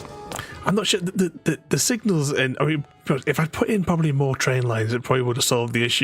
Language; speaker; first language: English; native; English